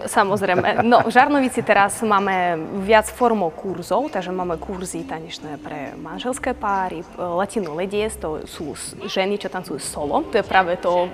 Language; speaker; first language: Slovak; non-native, fluent; Russian